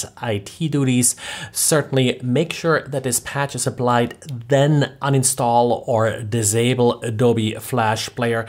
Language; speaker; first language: English; non-native, fluent; German